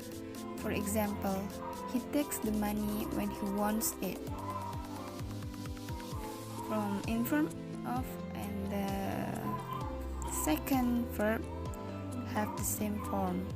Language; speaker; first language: English; non-native, learner; Indonesian